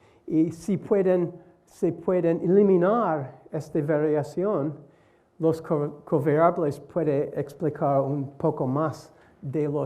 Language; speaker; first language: Spanish; non-native, learner; English